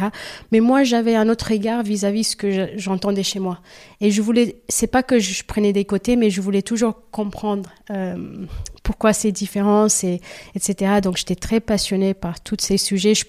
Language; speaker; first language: French; non-native, fluent; Kabuverdianu